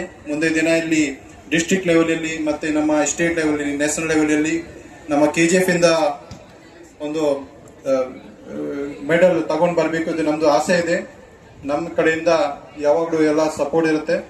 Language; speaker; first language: Kannada; non-native, fluent; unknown